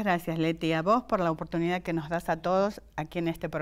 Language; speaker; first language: Spanish; native; Spanish